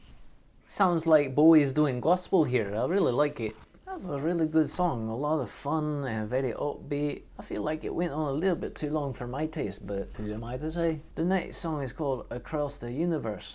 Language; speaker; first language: English; native; English